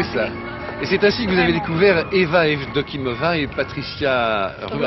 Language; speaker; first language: French; native; French